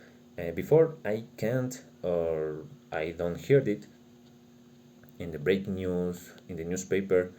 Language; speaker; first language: English; non-native, learner; Spanish